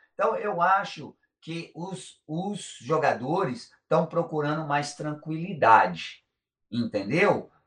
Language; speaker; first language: Portuguese; native; Portuguese